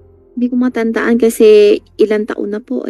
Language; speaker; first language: Filipino; non-native, learner; Chinese